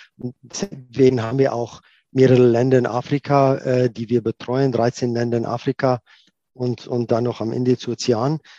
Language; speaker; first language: German; non-native, fluent; Afrikaans